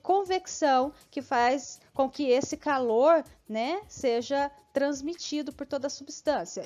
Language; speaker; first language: Portuguese; native; Portuguese